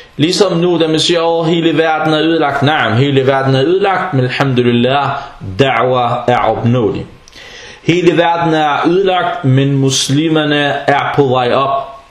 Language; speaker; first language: Danish; early bilingual, other home language; Arabic